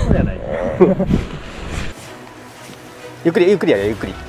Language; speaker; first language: Japanese; native; Japanese